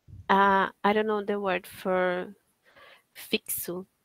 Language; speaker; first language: English; non-native, learner; Portuguese